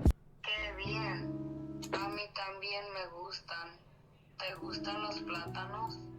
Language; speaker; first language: Spanish; non-native, learner; English